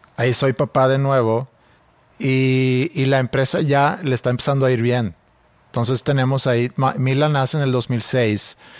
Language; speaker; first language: Spanish; non-native, fluent; Swedish